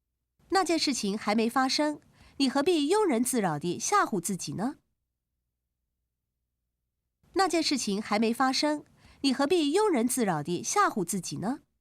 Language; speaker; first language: Chinese; native; Chinese